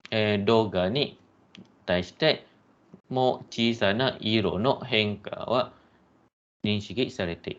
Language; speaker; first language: Japanese; non-native, fluent; Malay